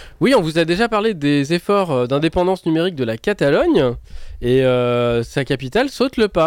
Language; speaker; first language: French; native; French